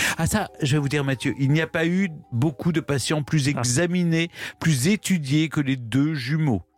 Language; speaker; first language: French; native; French